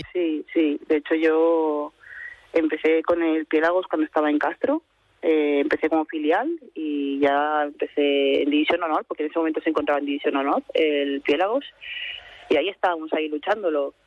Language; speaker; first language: Spanish; native; Spanish